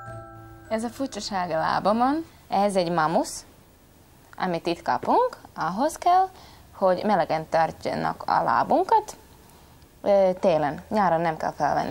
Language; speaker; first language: Hungarian; non-native, fluent; Latvian